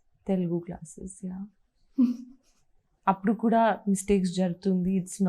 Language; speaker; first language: Telugu; non-native, learner; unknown